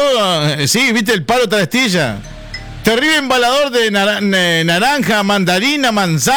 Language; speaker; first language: Spanish; native; Spanish